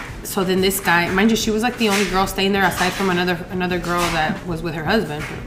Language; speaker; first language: English; early bilingual, other home language; Spanish